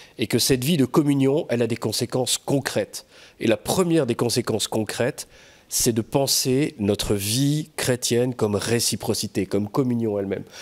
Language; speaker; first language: French; native; French